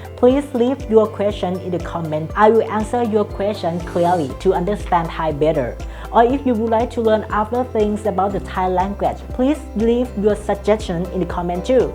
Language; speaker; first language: English; non-native, fluent; Thai